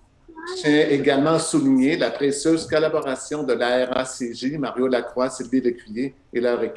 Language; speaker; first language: French; native; French